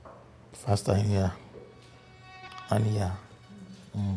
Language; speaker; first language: German; non-native, learner; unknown